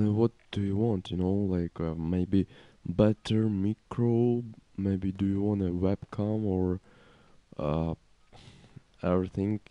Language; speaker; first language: English; non-native, learner; Ukrainian